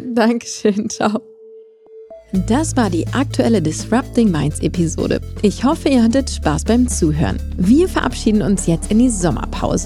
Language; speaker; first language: German; native; German